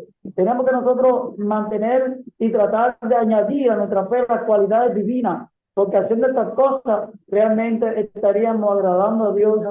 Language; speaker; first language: Spanish; native; Spanish